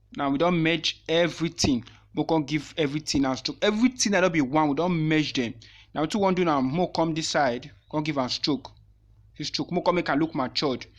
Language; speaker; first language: Nigerian Pidgin; non-native, local second language; Yoruba